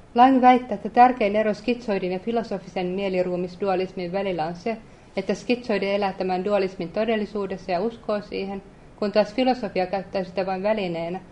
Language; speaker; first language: Finnish; native; Finnish